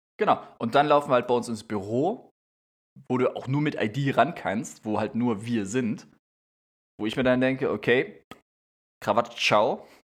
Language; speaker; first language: German; native; German